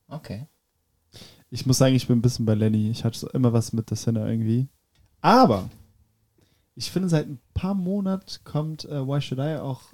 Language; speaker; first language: German; non-native, fluent; French